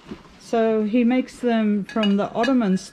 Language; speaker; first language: English; native; English